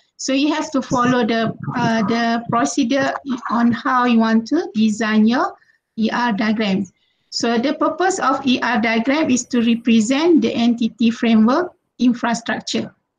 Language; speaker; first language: English; non-native, local second language; Malay